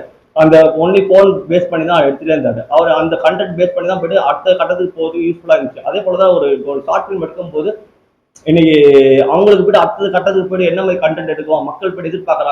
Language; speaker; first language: Tamil; native; Tamil